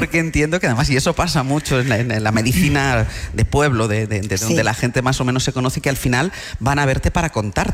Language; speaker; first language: Spanish; native; Spanish